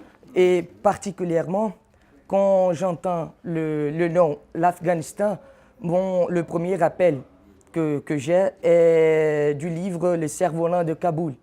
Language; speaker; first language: French; non-native, fluent; Portuguese